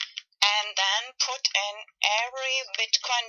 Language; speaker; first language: English; non-native, fluent; Spanish